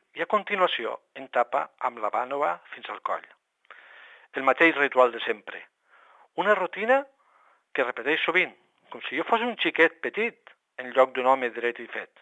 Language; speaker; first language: Catalan; native; Catalan